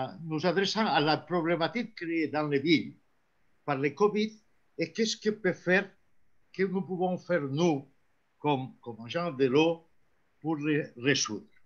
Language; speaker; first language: French; non-native, fluent; Spanish